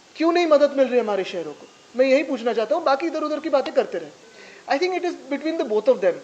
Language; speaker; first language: Hindi; non-native, local second language; Marathi